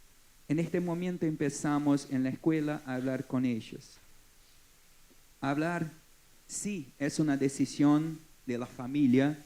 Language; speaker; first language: Spanish; non-native, fluent; Portuguese